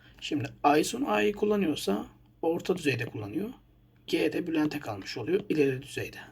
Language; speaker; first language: Turkish; native; Turkish